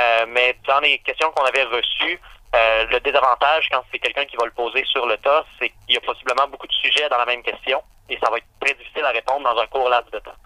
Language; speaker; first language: French; native; French